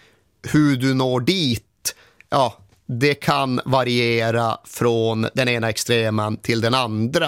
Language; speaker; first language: Swedish; native; Swedish